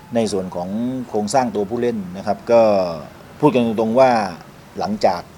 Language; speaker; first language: Thai; native; Thai